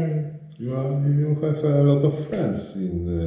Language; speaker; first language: English; non-native, learner; Polish